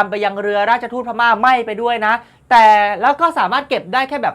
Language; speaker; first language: Thai; native; Thai